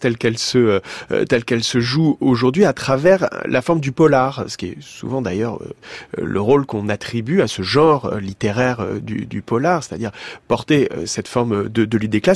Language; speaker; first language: French; native; French